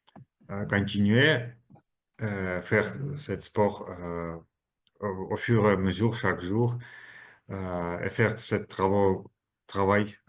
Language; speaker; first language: French; non-native, learner; Russian